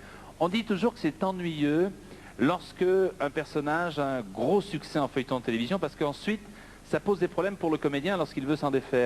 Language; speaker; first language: French; native; French